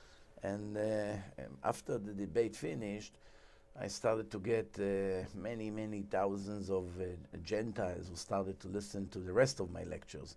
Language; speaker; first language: English; non-native, fluent; Hebrew